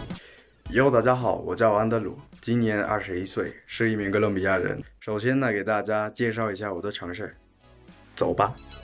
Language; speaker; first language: Chinese; non-native, learner; Spanish